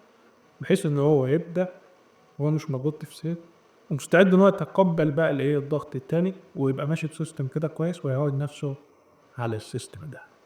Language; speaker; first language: Arabic; native; Arabic